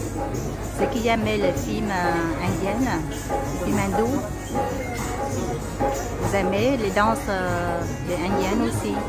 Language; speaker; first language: French; non-native, learner; Vietnamese